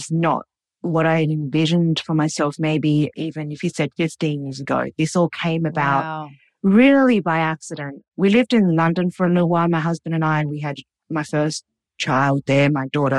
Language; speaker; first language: English; native; English